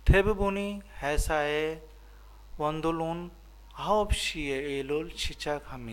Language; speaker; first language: Korean; non-native, local second language; Hindi